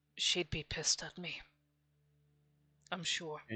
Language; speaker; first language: English; native; English